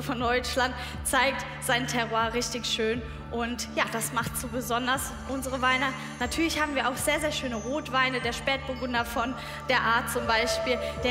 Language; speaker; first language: German; native; German